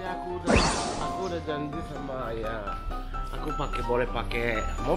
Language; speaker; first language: Indonesian; non-native, fluent; Japanese